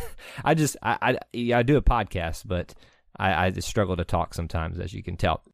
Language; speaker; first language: English; native; English